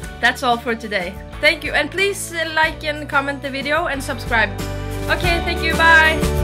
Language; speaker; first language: English; non-native, fluent; Norwegian